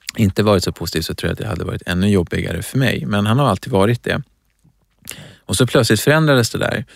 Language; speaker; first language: Swedish; early bilingual, other home language; Persian